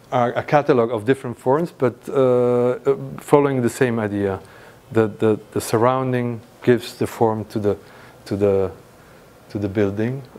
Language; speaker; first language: English; non-native, fluent; Italian